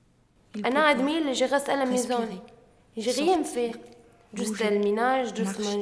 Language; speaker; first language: French; non-native, learner; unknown